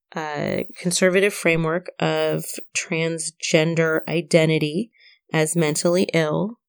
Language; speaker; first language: English; native; English